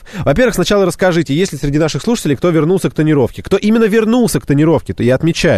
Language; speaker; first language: Russian; native; Russian